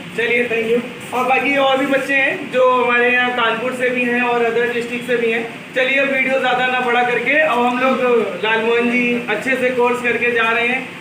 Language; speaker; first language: Hindi; native; Hindi